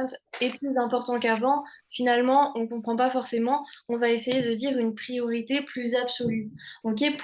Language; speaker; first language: French; native; French